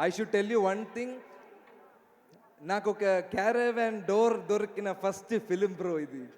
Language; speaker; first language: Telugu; non-native, learner; Malayalam